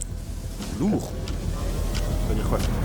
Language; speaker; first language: French; native; French